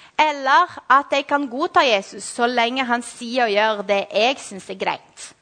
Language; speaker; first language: Norwegian; non-native, fluent; Portuguese